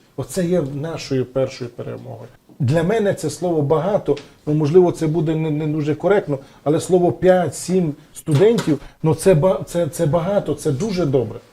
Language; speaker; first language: Ukrainian; non-native, local second language; Romany